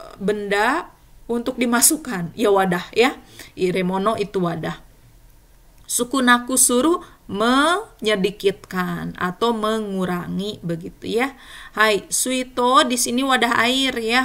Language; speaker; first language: Indonesian; native; Indonesian